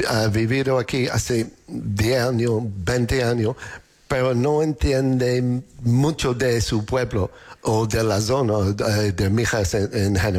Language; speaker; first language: Spanish; non-native, learner; English